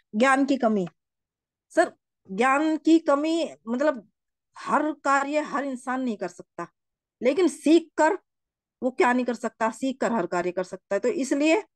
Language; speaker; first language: Hindi; native; Hindi